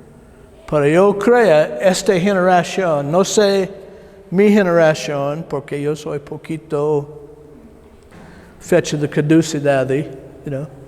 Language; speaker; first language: Spanish; non-native, learner; English